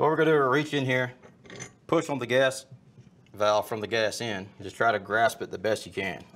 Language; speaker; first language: English; native; English